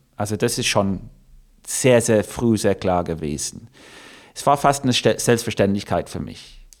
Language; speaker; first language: German; non-native, fluent; English